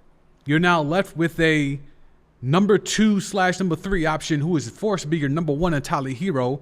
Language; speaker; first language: English; native; English